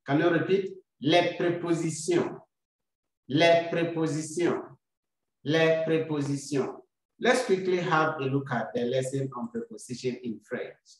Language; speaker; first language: English; non-native, local second language; Akan